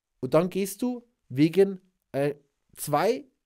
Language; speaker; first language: German; native; German